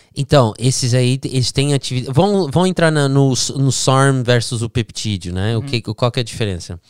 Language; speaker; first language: Portuguese; early bilingual, heritage; English